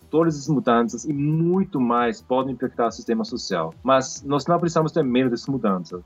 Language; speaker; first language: Portuguese; non-native, fluent; German